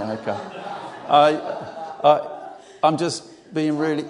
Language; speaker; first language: English; native; English